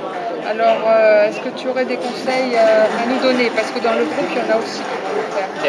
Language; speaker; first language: French; native; French